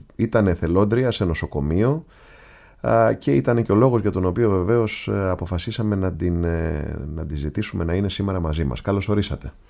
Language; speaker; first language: Greek; native; Greek